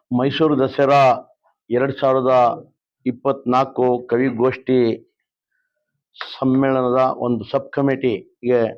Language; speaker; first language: Kannada; non-native, local second language; Urdu